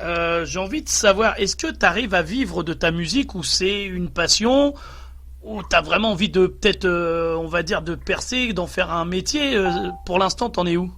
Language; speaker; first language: French; native; French